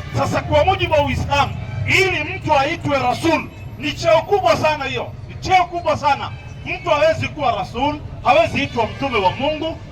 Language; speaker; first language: Swahili; non-native, local second language; Somali